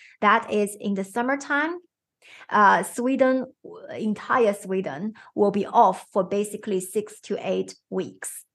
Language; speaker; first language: English; non-native, fluent; Chinese